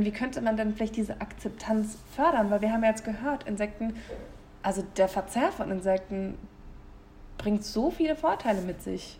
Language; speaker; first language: German; native; German